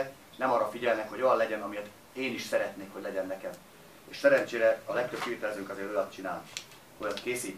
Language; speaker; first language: Hungarian; native; Hungarian